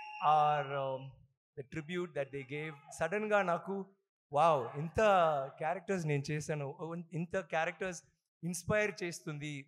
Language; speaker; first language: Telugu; non-native, local second language; Tamil